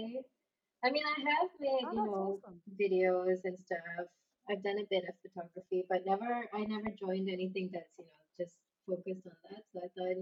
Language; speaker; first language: English; non-native, local second language; Malayalam